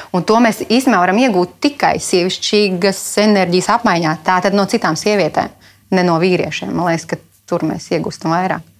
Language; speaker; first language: Latvian; native; Latvian